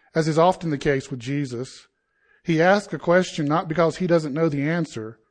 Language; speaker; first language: English; native; English